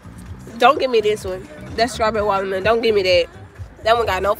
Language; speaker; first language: English; native; English